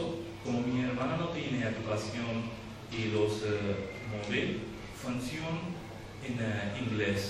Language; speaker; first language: Spanish; non-native, learner; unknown